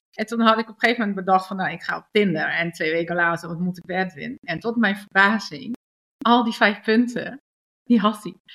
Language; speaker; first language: Dutch; early bilingual, other home language; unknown